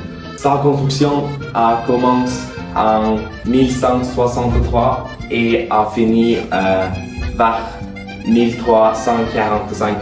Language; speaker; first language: French; non-native, learner; Norwegian